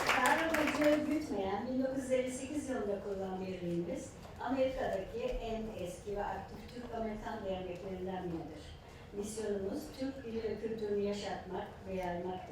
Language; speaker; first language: Turkish; native; Turkish